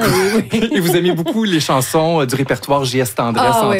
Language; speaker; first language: French; native; French